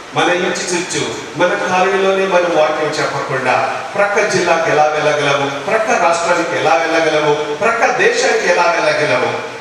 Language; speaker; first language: Telugu; non-native, local second language; Lambadi